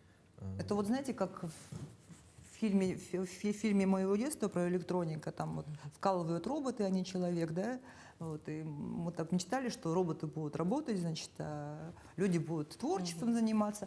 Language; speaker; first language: Russian; native; Russian